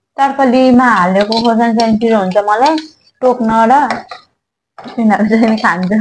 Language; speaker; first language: Nepali; non-native, local second language; Gurung